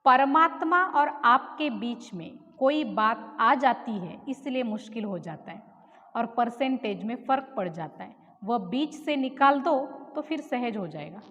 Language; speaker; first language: Hindi; non-native, local second language; Marathi